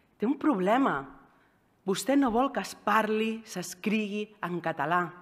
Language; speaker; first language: Catalan; native; Catalan